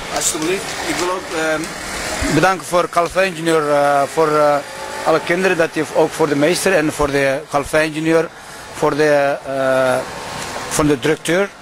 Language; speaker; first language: Dutch; non-native, local second language; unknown